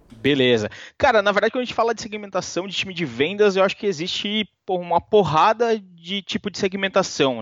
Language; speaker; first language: Portuguese; native; Portuguese